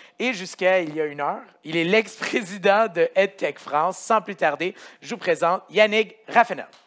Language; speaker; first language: French; native; French